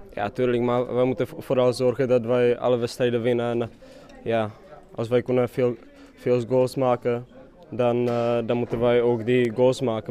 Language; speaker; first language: Dutch; non-native, fluent; Czech